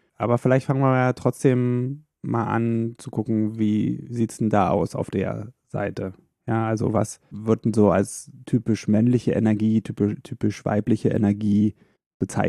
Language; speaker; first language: German; native; German